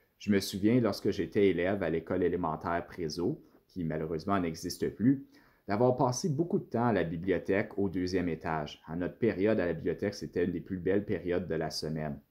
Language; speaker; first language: French; native; French